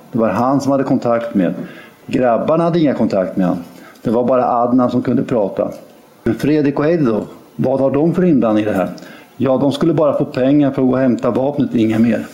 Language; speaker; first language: Swedish; native; Swedish